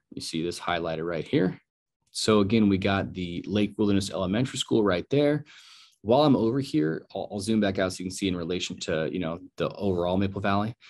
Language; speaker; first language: English; native; English